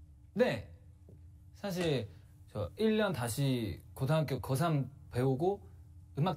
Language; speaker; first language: Korean; non-native, learner; Chinese